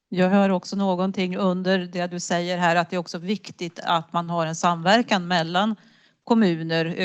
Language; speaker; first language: Swedish; native; Swedish